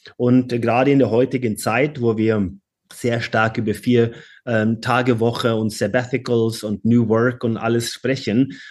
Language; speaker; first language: German; non-native, fluent; Norwegian